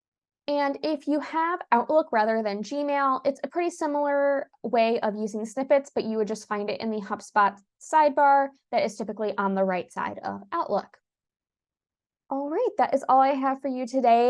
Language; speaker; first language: English; native; English